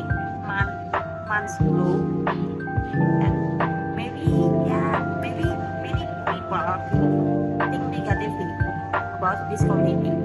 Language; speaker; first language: English; non-native, learner; Indonesian